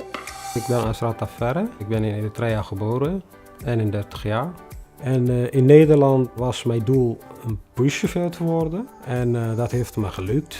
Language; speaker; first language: Dutch; non-native, fluent; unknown